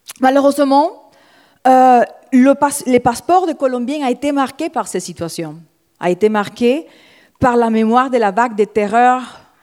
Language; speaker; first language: French; non-native, fluent; Spanish